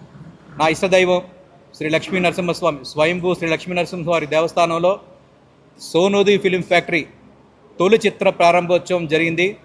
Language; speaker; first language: Telugu; native; Telugu